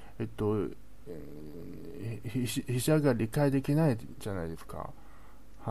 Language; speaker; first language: Japanese; non-native, learner; Chinese